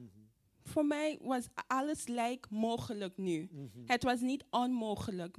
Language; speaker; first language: Dutch; non-native, fluent; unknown